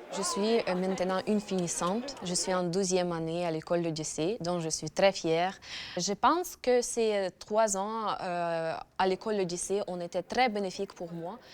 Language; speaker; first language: French; non-native, fluent; Ukrainian